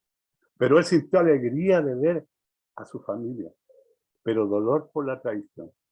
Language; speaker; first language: Spanish; native; Spanish